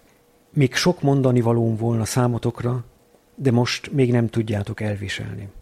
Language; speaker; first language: Hungarian; native; Hungarian